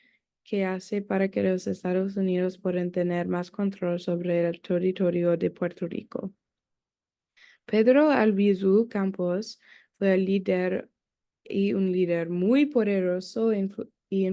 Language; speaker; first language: Spanish; non-native, learner; English